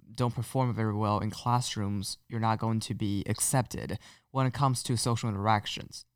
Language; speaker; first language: English; non-native, fluent; Chinese